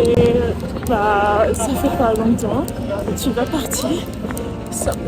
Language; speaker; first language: French; non-native, fluent; German